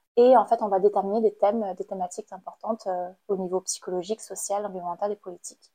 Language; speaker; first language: French; non-native, fluent; Khmer